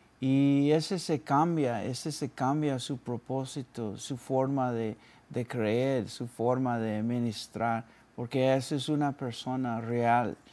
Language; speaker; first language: Spanish; early bilingual, heritage; Spanish